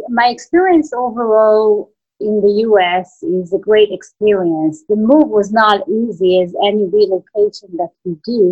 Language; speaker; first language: English; non-native, fluent; Hebrew